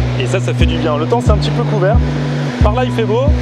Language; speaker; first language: French; native; French